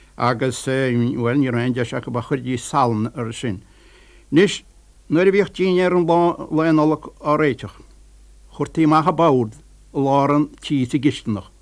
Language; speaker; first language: Irish; native; Irish